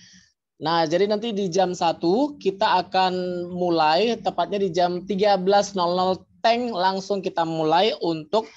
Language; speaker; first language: Indonesian; native; Indonesian